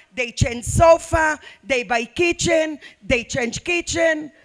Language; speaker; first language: English; non-native, learner; Arabic